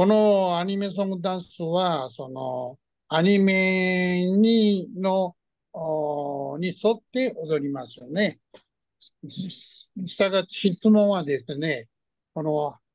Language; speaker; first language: Japanese; early bilingual, heritage; Japanese